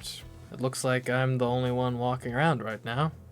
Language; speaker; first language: English; native; English